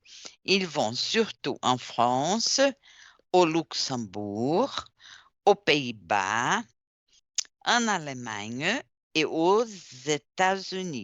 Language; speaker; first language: French; non-native, fluent; Portuguese